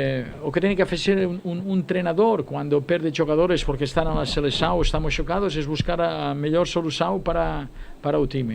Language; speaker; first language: Portuguese; non-native, fluent; Spanish